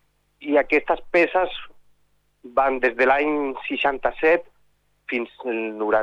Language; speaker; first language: Catalan; non-native, local second language; Spanish